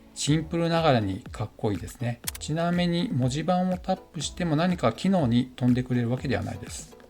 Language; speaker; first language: Japanese; native; Japanese